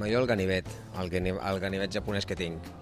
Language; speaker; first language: Catalan; non-native, fluent; Italian